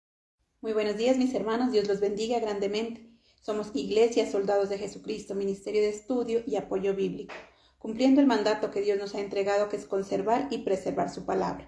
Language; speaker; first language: Spanish; native; Spanish